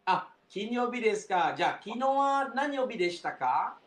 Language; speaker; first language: Japanese; non-native, fluent; Malay